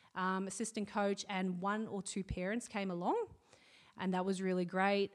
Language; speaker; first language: English; native; English